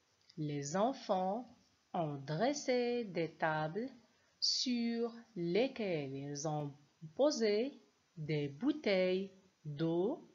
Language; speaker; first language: French; non-native, local second language; Arabic